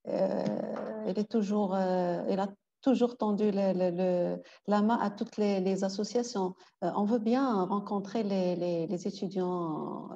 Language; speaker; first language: French; non-native, local second language; Arabic